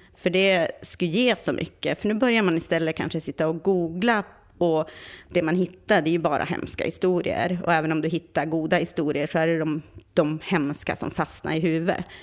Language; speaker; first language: Swedish; native; Swedish